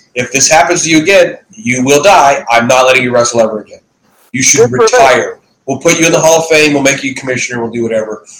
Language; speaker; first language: English; native; English